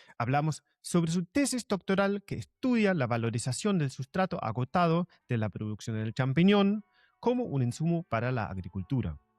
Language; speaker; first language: Spanish; non-native, fluent; German